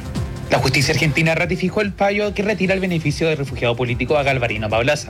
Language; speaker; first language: Spanish; native; Spanish